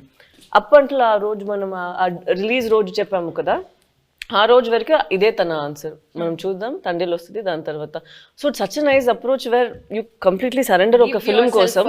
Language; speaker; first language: Telugu; non-native, fluent; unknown